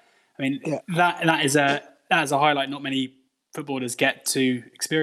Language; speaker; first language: English; native; English